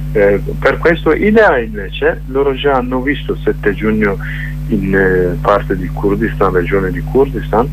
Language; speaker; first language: Italian; non-native, learner; Kurdish